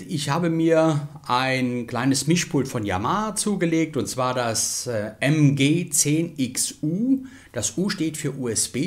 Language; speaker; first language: German; native; German